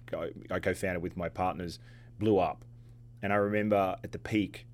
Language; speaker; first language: English; native; English